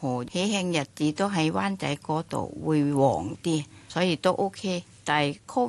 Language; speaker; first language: Cantonese; non-native, fluent; Thai